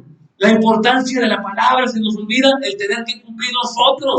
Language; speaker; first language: Spanish; native; Spanish